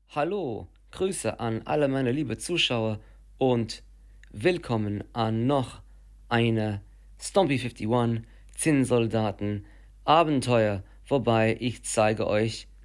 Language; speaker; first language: German; non-native, learner; English